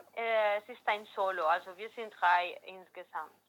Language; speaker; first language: German; non-native, learner; Spanish